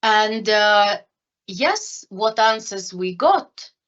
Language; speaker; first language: English; non-native, fluent; Lithuanian